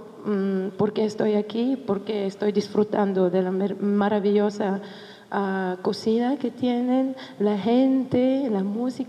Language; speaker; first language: Spanish; non-native, fluent; Bulgarian